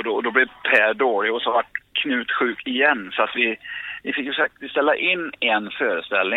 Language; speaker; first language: Swedish; native; Swedish